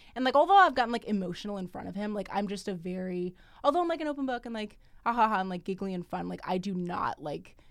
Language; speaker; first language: English; native; English